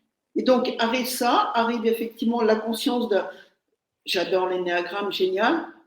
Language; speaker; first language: French; native; French